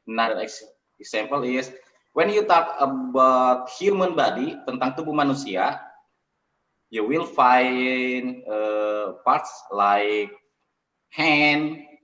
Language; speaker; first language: English; non-native, learner; Indonesian